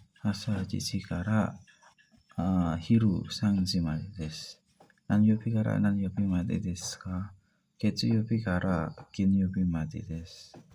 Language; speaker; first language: Japanese; non-native, learner; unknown